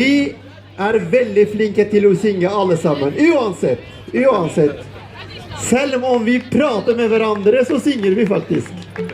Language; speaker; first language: Norwegian; non-native, fluent; Central Kurdish